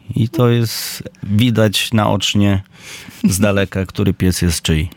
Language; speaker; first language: Polish; native; Polish